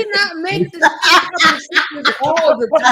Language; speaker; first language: English; native; English